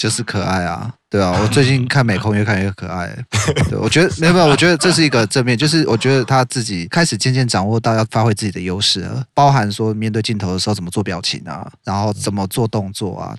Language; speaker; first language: Chinese; native; Chinese